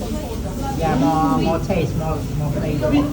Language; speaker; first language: English; non-native, fluent; Vietnamese